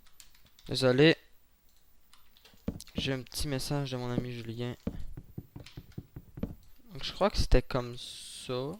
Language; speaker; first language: French; native; French